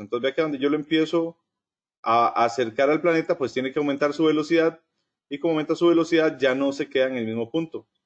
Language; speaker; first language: Spanish; native; Spanish